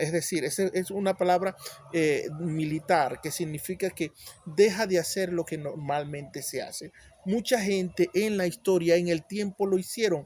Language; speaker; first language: Spanish; native; Spanish